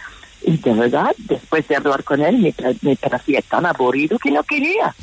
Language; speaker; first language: Spanish; non-native, fluent; English